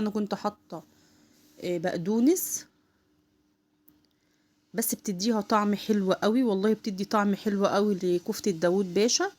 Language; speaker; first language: Arabic; native; Arabic